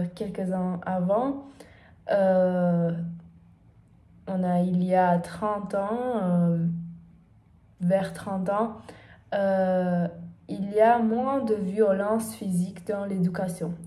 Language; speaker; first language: French; non-native, learner; Portuguese